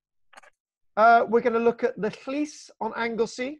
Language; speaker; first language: English; native; English